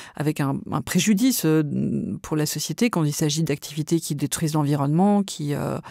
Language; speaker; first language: French; native; French